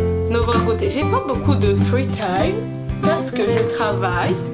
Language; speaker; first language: French; non-native, local second language; Rundi